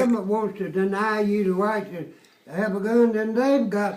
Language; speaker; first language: English; native; English